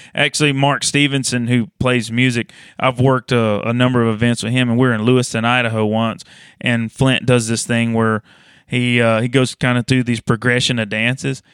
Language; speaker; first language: English; native; English